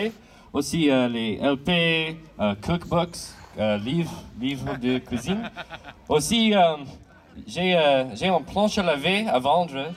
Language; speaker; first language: French; non-native, learner; English